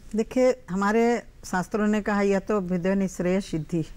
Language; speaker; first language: Hindi; native; Hindi